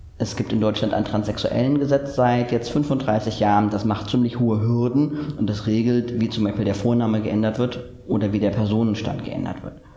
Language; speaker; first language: German; native; German